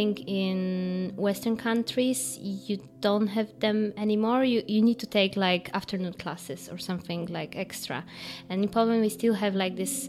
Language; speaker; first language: English; non-native, fluent; Polish